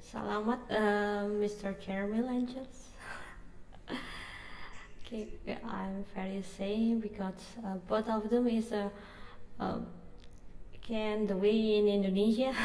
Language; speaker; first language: English; non-native, learner; Indonesian